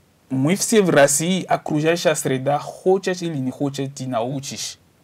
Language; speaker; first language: Russian; non-native, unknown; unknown